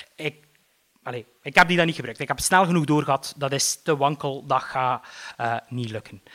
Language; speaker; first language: Dutch; native; Dutch